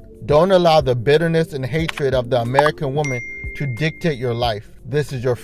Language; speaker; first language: English; native; English